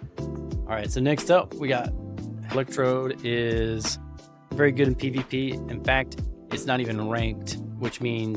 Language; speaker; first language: English; native; English